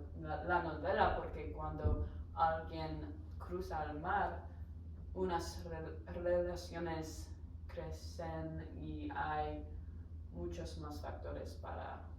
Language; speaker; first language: Spanish; non-native, learner; English